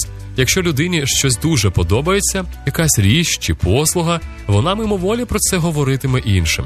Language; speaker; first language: Ukrainian; native; Ukrainian